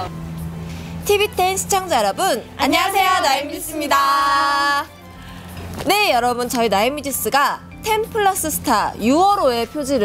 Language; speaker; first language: Korean; native; Korean